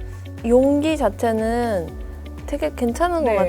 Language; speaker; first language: Korean; native; Korean